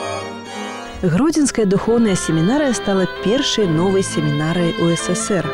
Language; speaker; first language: Belarusian; native; Belarusian